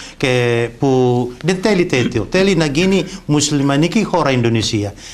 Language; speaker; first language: Greek; non-native, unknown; Indonesian